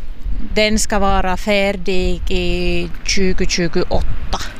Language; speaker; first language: Swedish; non-native, local second language; Finnish